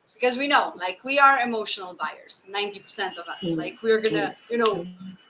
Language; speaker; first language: English; non-native, fluent; Slovenian